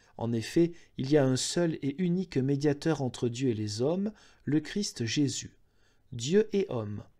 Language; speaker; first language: French; native; French